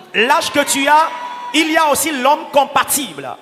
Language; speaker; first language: French; non-native, local second language; Ewe